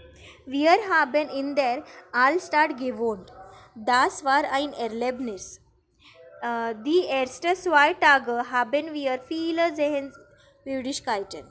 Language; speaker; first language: German; non-native, learner; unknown